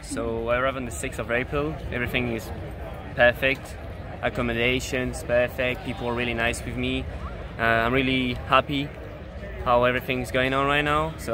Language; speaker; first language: English; non-native, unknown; French